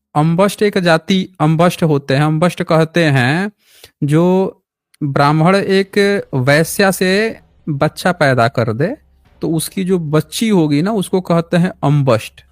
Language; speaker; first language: Hindi; native; Hindi